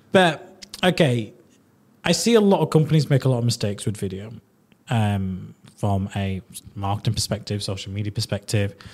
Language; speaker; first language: English; native; English